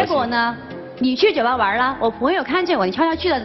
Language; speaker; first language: Chinese; native; Chinese